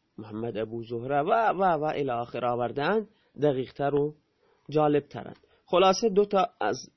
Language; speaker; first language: Persian; non-native, local second language; Baluchi